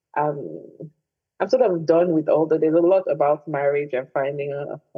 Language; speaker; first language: English; non-native, local second language; Igbo